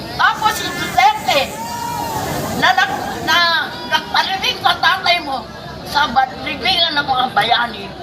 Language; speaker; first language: Filipino; non-native, local second language; Iloko